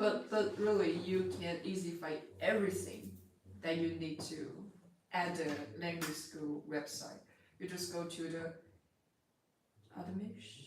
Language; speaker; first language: English; non-native, fluent; Chinese